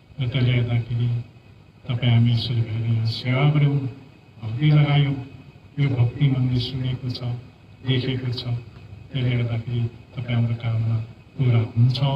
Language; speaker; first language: Nepali; non-native, local second language; Limbu